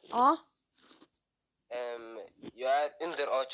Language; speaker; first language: Swedish; early bilingual, other home language; Somali